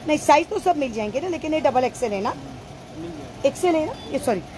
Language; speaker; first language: Hindi; non-native, local second language; Marathi